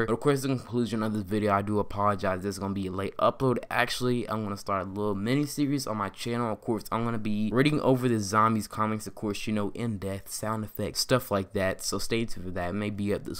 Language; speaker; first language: English; native; English